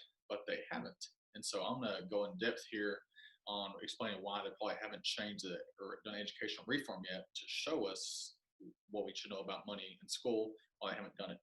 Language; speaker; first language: English; native; English